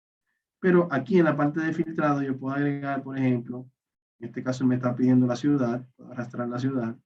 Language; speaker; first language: Spanish; native; Spanish